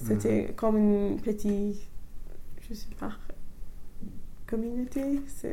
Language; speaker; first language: French; non-native, fluent; English